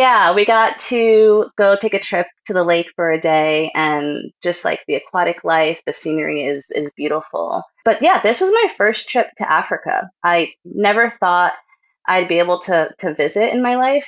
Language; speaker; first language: English; native; English